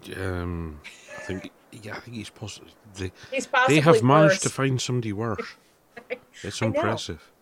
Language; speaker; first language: English; native; English